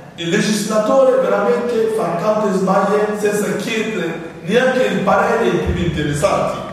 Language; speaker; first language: Italian; non-native, fluent; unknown